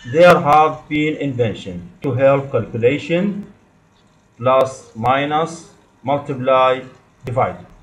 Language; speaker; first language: English; non-native, learner; Arabic